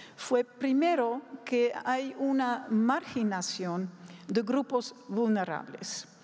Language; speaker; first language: Spanish; non-native, fluent; Dutch